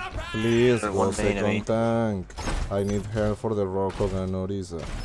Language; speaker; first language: English; non-native, learner; Spanish